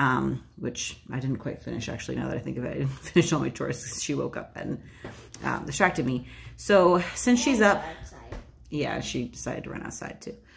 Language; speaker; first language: English; native; English